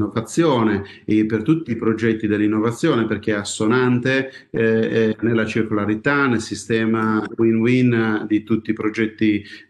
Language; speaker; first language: Italian; native; Italian